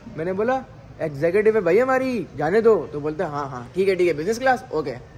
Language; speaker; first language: Urdu; native; Urdu